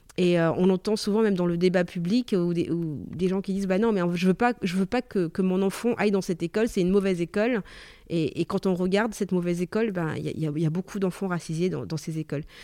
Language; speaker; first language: French; native; French